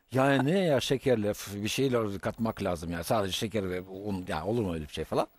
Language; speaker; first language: Turkish; non-native, fluent; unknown